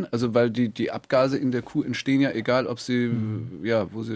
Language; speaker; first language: German; native; German